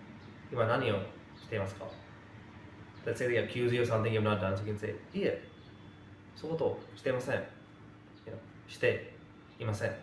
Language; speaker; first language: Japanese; non-native, fluent; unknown